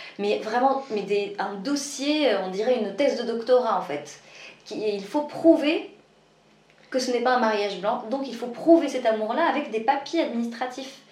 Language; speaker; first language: French; non-native, local second language; Arabic